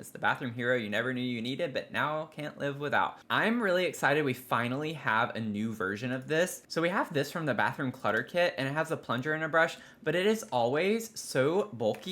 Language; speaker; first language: English; native; English